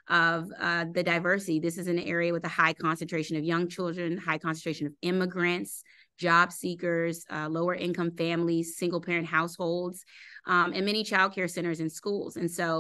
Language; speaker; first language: English; native; English